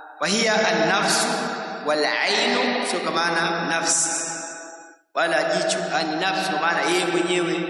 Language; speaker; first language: Swahili; native; Swahili